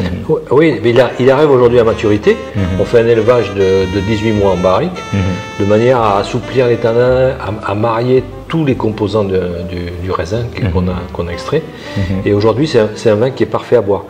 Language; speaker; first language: French; native; French